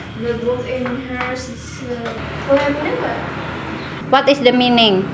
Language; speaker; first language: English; non-native, learner; Indonesian